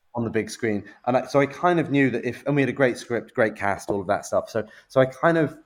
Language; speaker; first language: English; native; English